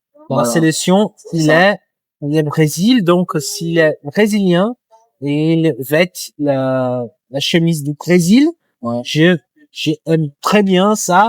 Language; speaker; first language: French; non-native, learner; Portuguese